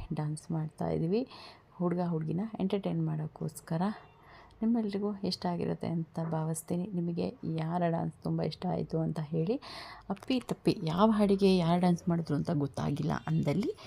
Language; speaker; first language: Kannada; native; Kannada